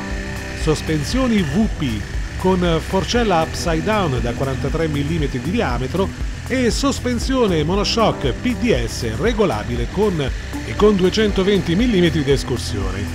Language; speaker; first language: Italian; native; Italian